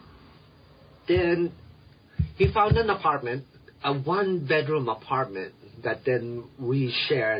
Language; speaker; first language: English; early bilingual, other home language; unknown